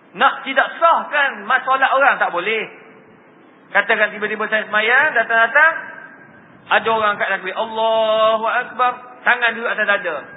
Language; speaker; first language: Malay; native; Malay